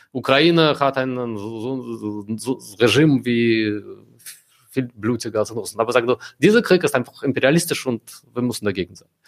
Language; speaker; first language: German; non-native, fluent; Russian